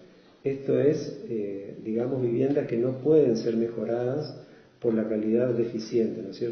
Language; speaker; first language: Spanish; native; Spanish